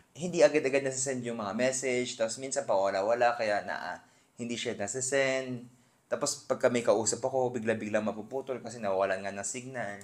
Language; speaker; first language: Filipino; non-native, fluent; Korean